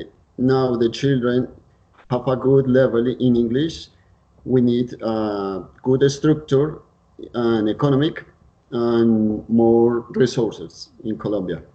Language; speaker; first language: English; non-native, learner; Spanish